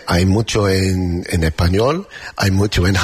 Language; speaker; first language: Spanish; non-native, learner; English